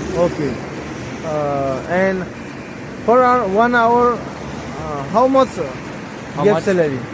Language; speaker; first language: English; non-native, learner; Nepali